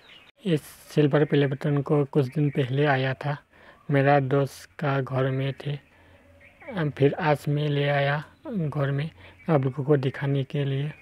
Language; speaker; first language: Hindi; non-native, local second language; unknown